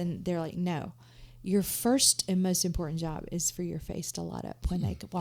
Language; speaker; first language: English; native; English